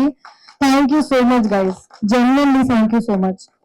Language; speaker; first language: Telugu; non-native, fluent; Hindi